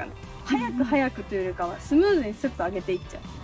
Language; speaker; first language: Japanese; native; Japanese